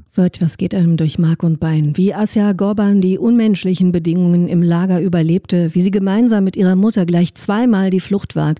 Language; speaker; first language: German; native; German